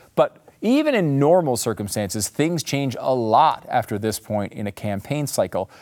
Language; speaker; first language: English; native; English